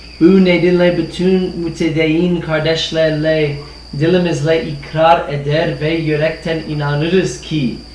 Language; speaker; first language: Turkish; non-native, fluent; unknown